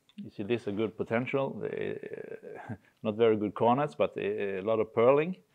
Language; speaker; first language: English; non-native, fluent; Swedish